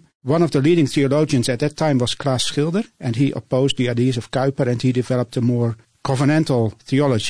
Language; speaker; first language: English; non-native, fluent; Dutch